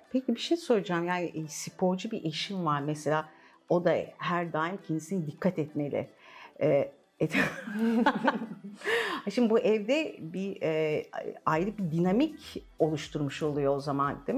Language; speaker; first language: Turkish; native; Turkish